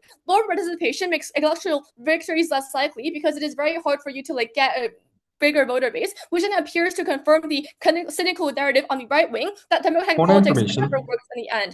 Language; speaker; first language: English; non-native, fluent; Chinese